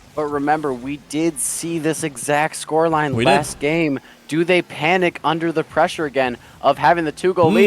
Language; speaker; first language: English; native; English